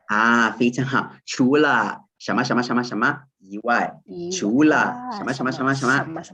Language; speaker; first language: Chinese; non-native, fluent; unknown